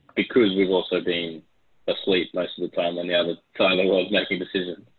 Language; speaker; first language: English; native; English